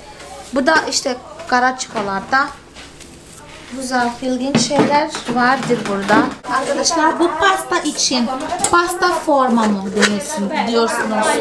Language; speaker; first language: Turkish; non-native, fluent; Portuguese